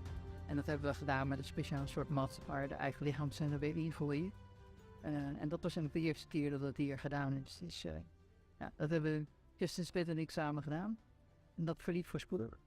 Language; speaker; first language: Dutch; native; Dutch